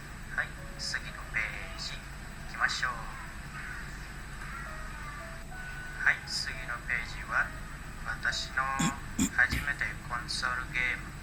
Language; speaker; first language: Japanese; non-native, learner; Indonesian